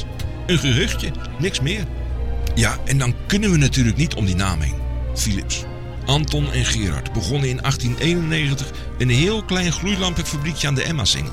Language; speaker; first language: Dutch; native; Dutch